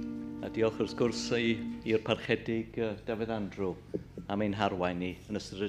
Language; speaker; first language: Welsh; native; Welsh